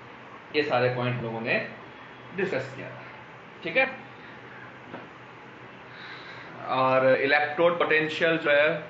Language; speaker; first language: Hindi; native; Hindi